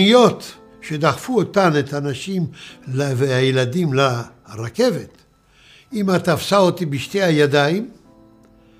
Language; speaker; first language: Hebrew; early bilingual, other home language; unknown